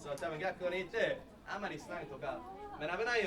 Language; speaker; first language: Japanese; non-native, learner; English